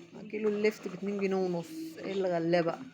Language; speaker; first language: Arabic; native; Arabic